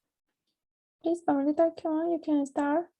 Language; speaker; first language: English; non-native, fluent; Spanish